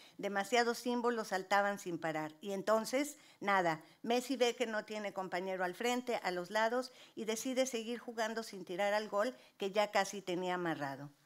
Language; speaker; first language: Spanish; native; Spanish